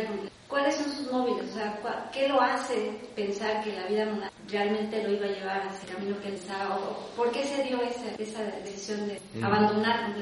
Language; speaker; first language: Spanish; native; Spanish